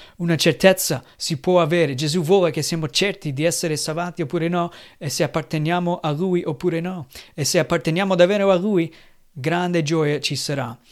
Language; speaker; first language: Italian; non-native, fluent; English